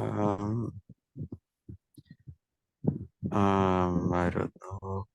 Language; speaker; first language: English; non-native, learner; Spanish